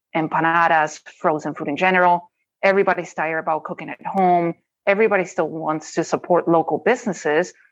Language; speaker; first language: English; non-native, fluent; Spanish